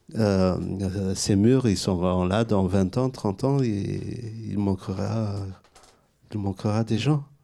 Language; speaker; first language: French; non-native, local second language; Malagasy